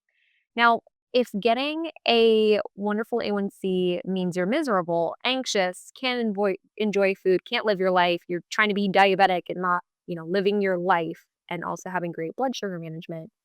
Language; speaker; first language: English; native; English